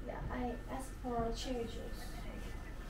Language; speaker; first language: English; non-native, fluent; Turkish